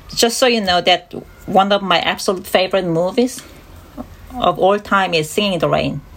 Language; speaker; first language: English; non-native, fluent; Korean